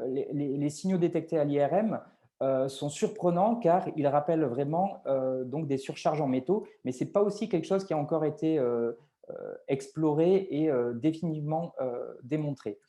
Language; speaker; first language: French; native; French